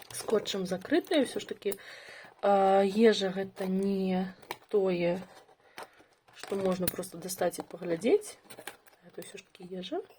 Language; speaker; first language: Belarusian; non-native, local second language; Russian